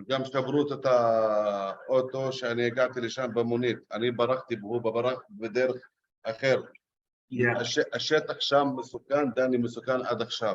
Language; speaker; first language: Hebrew; non-native, local second language; Arabic